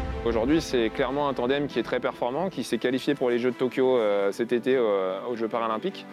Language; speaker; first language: French; native; French